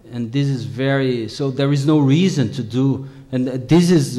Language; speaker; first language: English; non-native, fluent; Portuguese